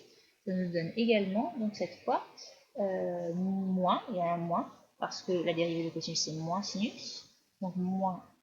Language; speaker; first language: French; native; French